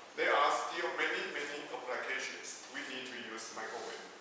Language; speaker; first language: English; non-native, fluent; Chinese